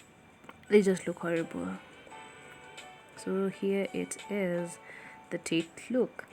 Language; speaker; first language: English; non-native, local second language; Swahili